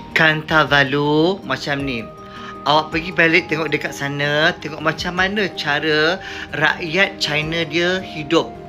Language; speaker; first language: Malay; native; Malay